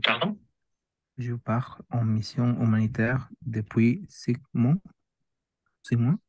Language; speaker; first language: French; non-native, learner; Spanish